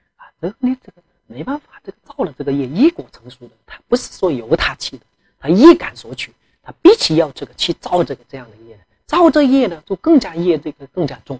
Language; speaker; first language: Chinese; non-native, local second language; Tibetan